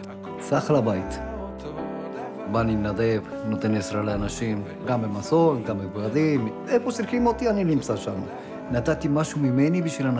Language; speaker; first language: Hebrew; non-native, fluent; Spanish